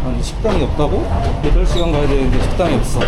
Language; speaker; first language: Chinese; non-native, learner; Korean